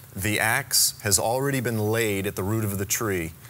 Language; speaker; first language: English; native; English